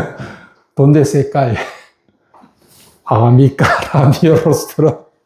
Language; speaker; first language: Spanish; non-native, fluent; Korean